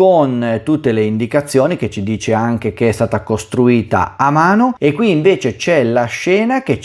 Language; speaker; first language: Italian; native; Italian